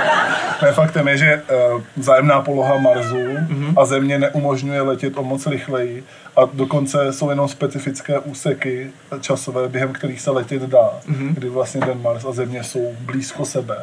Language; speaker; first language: Czech; native; Czech